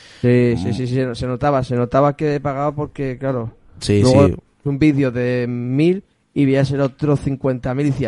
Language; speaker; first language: Spanish; native; Spanish